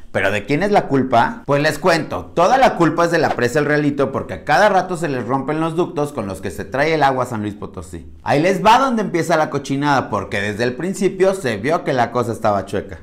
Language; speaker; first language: Spanish; native; Spanish